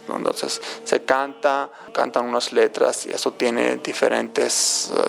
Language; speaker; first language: Spanish; non-native, fluent; Georgian